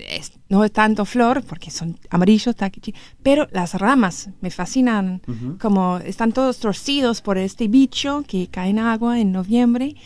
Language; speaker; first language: Spanish; non-native, learner; English